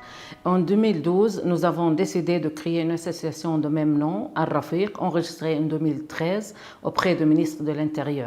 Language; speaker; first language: French; non-native, fluent; Arabic